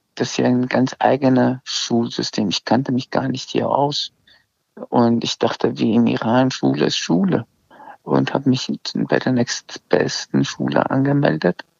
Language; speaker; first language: German; early bilingual, other home language; Azerbaijani